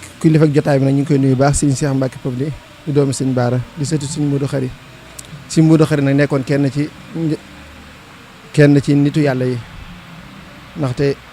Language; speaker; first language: Wolof; native; Wolof